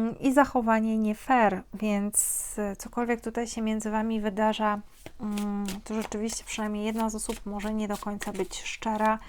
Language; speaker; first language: Polish; native; Polish